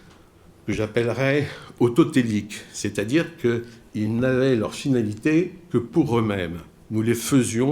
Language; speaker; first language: French; native; French